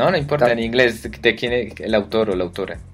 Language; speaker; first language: Spanish; native; Spanish